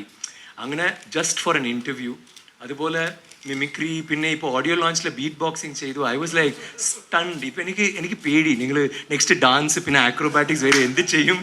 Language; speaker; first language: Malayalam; non-native, learner; Tamil